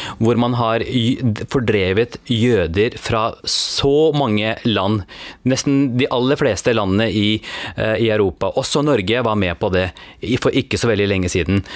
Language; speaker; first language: Norwegian; early bilingual, other home language; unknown